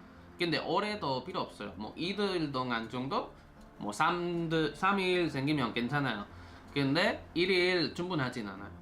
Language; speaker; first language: Korean; non-native, fluent; Spanish